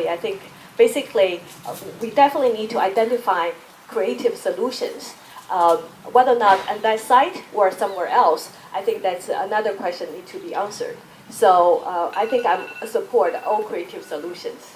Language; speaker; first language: English; non-native, fluent; Chinese